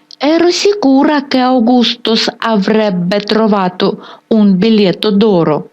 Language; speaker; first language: Italian; non-native, fluent; Ukrainian